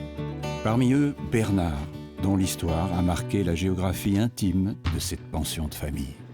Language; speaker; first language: French; native; French